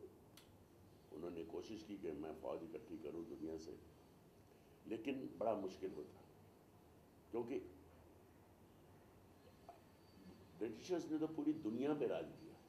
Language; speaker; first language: Hindi; native; Hindi